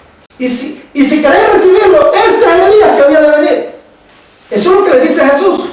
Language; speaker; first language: Spanish; native; Spanish